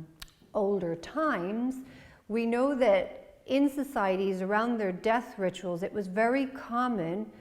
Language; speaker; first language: English; native; English